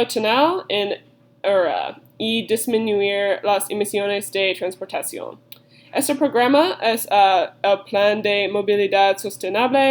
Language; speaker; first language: Spanish; non-native, learner; English